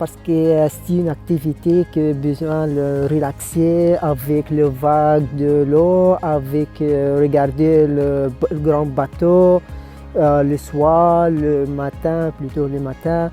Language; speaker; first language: French; non-native, local second language; Arabic